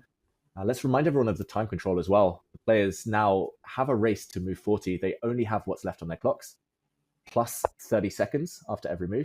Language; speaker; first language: English; native; English